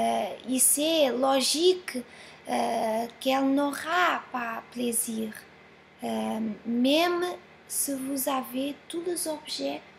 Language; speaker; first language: French; non-native, fluent; Portuguese